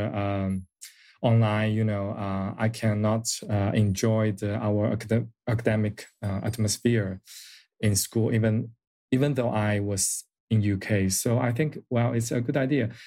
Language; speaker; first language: English; non-native, fluent; Chinese